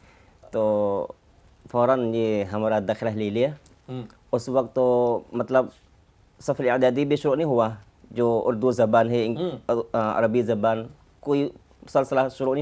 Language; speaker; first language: Hindi; non-native, fluent; Khmer